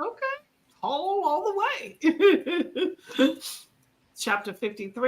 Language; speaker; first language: English; native; English